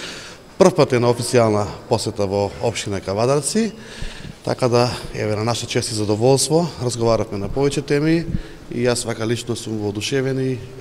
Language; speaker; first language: Macedonian; native; Macedonian